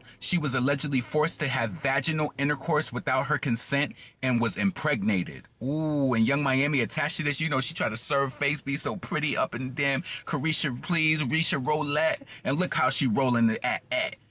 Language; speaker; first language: English; native; English